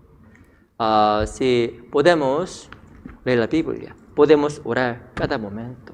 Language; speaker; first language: Spanish; non-native, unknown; Korean